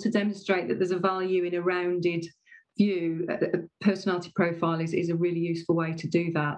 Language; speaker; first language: English; native; English